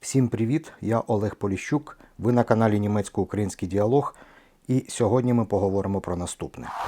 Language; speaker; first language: Ukrainian; native; Ukrainian